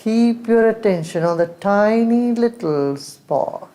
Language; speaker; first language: English; non-native, local second language; Hindi